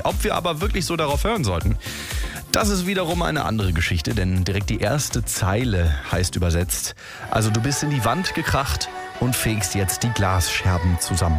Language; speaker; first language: German; native; German